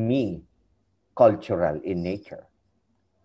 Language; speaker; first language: English; non-native, local second language; Iloko